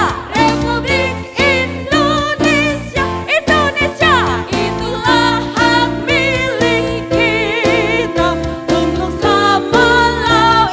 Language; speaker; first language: Indonesian; native; Indonesian